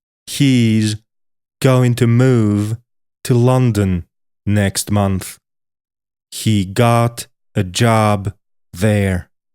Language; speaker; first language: English; non-native, fluent; Polish